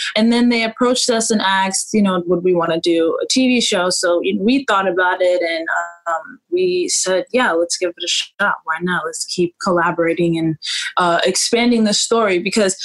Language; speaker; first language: English; native; English